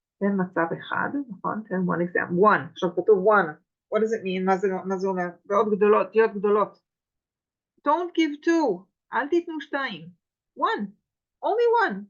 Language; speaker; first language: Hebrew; native; Hebrew